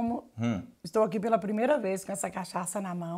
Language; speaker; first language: Portuguese; native; Portuguese